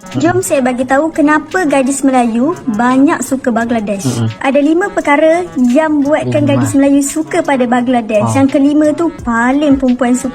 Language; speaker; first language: Malay; native; Malay